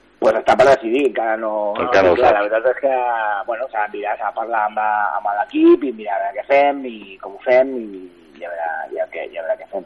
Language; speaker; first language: Catalan; native; Catalan